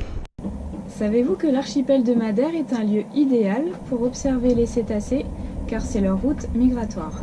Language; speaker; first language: French; native; French